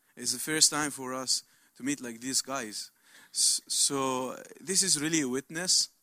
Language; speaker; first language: English; non-native, learner; Arabic